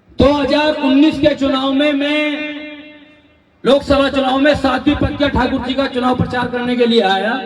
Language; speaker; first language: Hindi; native; Hindi